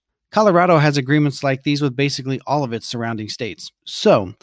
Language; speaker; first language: English; native; English